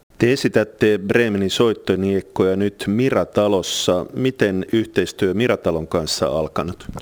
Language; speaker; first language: Finnish; native; Finnish